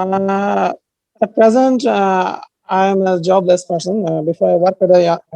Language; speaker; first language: English; non-native, learner; Bangla